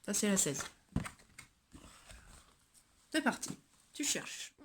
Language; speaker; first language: French; native; French